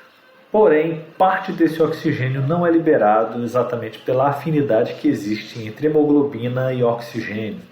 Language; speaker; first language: Portuguese; native; Portuguese